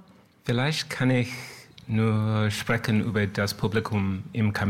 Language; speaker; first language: German; non-native, learner; French